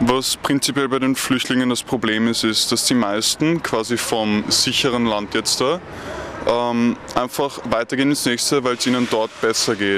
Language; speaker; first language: German; native; German